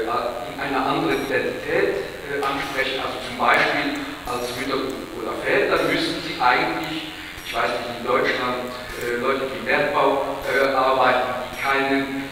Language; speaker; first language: German; non-native, local second language; Luxembourgish